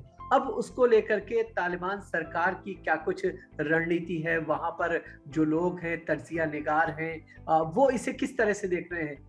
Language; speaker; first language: Hindi; native; Hindi